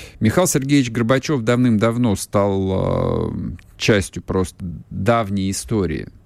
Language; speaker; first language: Russian; native; Russian